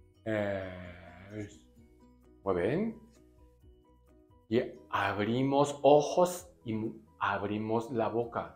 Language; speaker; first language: Spanish; non-native, learner; Japanese